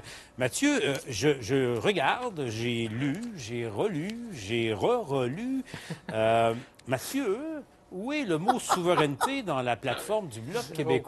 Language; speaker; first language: French; native; French